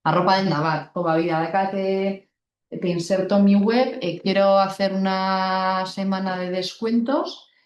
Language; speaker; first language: Spanish; non-native, local second language; Basque